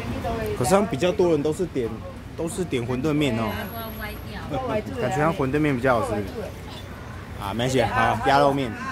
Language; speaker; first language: Chinese; native; Chinese